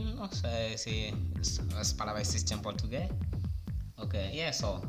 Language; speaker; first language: Portuguese; non-native, learner; Haitian Creole